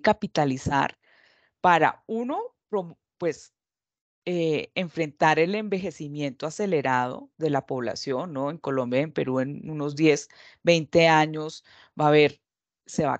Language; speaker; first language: Spanish; native; Spanish